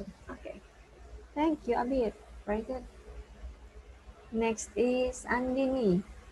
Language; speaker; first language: English; non-native, fluent; Indonesian